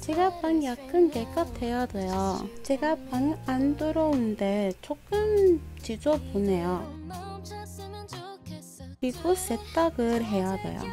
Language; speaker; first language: Korean; non-native, learner; English